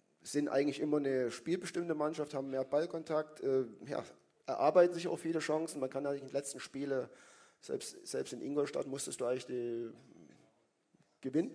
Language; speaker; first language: German; native; German